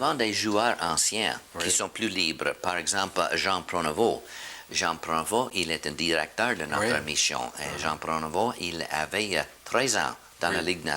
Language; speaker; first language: French; non-native, fluent; English